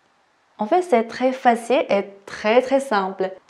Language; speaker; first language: French; non-native, learner; Korean